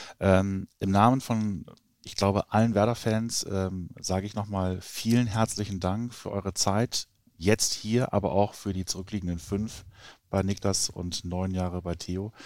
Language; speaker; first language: German; native; German